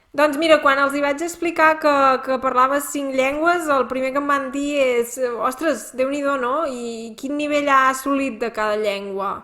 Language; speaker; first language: Catalan; native; Catalan